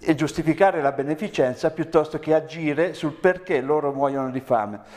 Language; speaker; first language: Italian; native; Italian